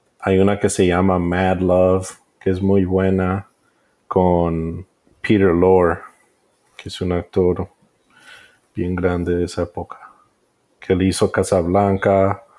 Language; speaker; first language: Spanish; early bilingual, heritage; Spanish